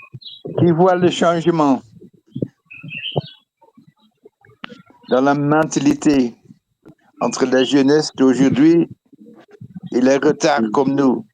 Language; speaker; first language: French; non-native, fluent; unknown